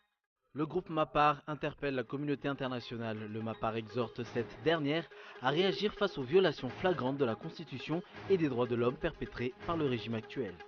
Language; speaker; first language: French; non-native, local second language; Malagasy